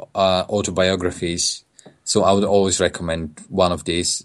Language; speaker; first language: English; non-native, fluent; Polish